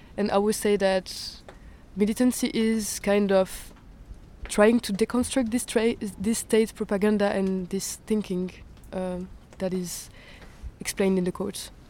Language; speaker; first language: English; non-native, fluent; French